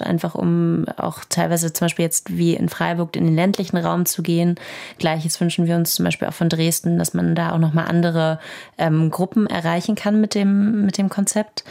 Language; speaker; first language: German; native; German